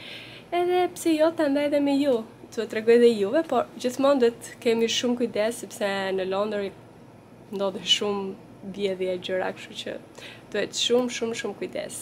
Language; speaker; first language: Albanian; early bilingual, heritage; Albanian